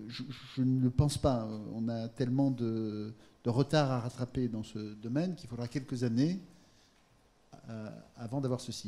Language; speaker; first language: French; native; French